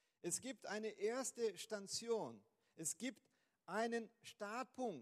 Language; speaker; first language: German; non-native, fluent; Portuguese